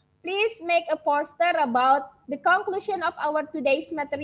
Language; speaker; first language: English; non-native, local second language; Indonesian